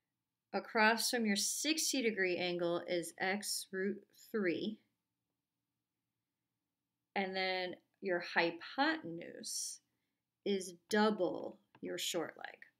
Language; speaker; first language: English; native; English